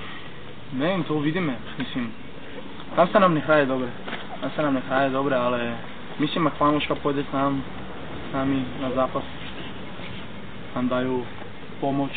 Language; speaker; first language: Slovak; non-native, learner; Croatian